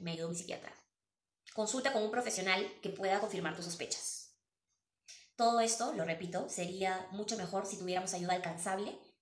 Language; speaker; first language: Spanish; native; Spanish